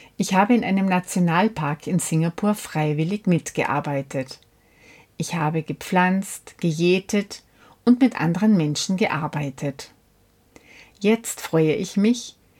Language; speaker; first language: German; non-native, learner; Korean